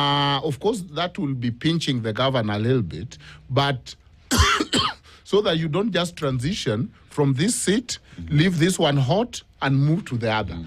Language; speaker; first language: English; non-native, local second language; Luo (Kenya and Tanzania)